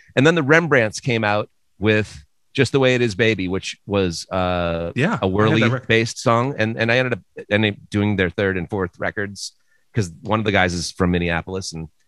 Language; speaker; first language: English; native; English